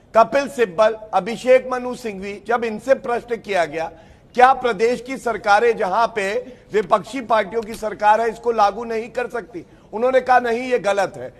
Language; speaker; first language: Hindi; native; Hindi